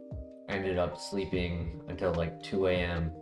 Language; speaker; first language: English; native; English